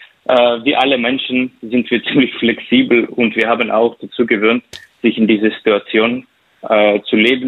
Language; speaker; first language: German; non-native, fluent; Ukrainian